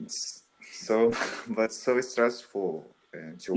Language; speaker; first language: English; non-native, learner; Portuguese